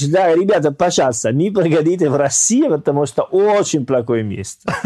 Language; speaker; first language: Russian; non-native, learner; Italian